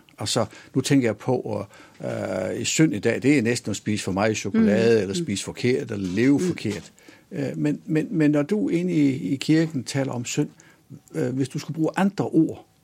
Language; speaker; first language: Danish; native; Danish